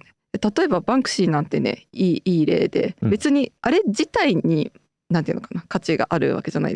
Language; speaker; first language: Japanese; native; Japanese